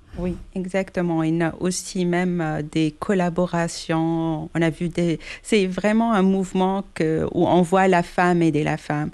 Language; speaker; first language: French; non-native, local second language; Arabic